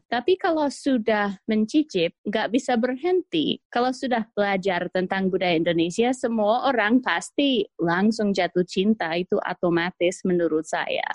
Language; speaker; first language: Indonesian; non-native, fluent; English